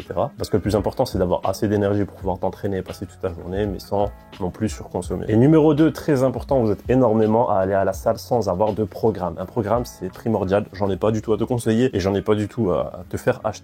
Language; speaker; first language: French; native; French